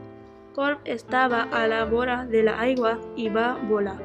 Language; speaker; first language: Catalan; non-native, learner; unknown